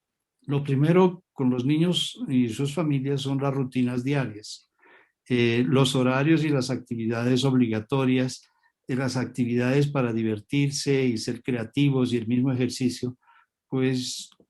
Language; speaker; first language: Spanish; native; Spanish